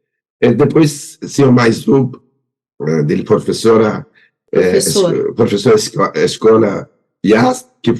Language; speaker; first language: Portuguese; non-native, learner; Persian